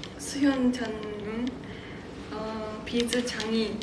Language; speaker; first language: Korean; non-native, fluent; Japanese